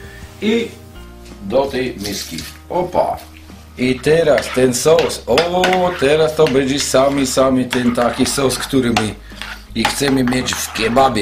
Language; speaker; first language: Polish; non-native, fluent; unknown